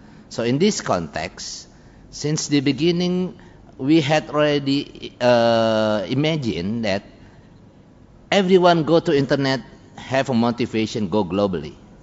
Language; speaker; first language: English; non-native, fluent; Indonesian